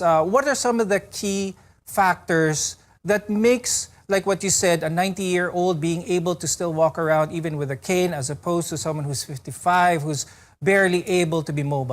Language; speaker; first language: English; non-native, local second language; Filipino